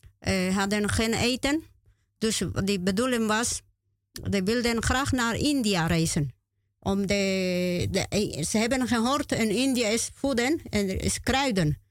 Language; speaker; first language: Dutch; non-native, learner; Spanish